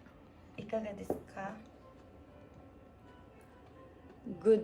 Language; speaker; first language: Japanese; non-native, learner; Cebuano